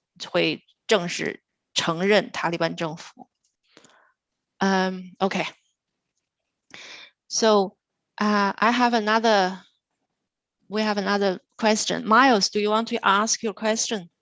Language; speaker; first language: English; non-native, fluent; Chinese